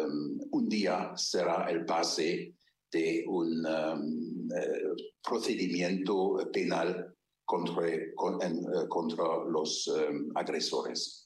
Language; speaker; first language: Spanish; non-native, fluent; German